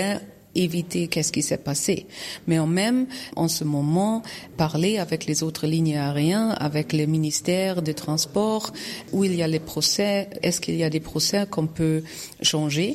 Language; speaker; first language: French; non-native, learner; German